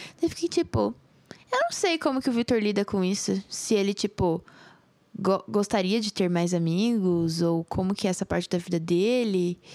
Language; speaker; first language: Portuguese; native; Portuguese